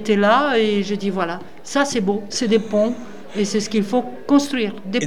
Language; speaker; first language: French; non-native, fluent; Romanian